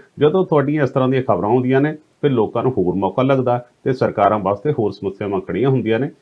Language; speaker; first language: Punjabi; native; Punjabi